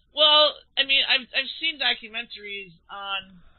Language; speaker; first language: English; native; English